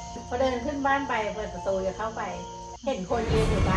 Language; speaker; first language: Thai; native; Thai